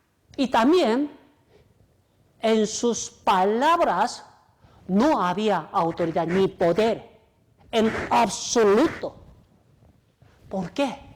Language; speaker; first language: Spanish; non-native, fluent; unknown